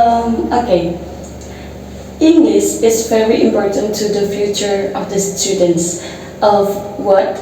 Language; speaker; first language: English; non-native, learner; Indonesian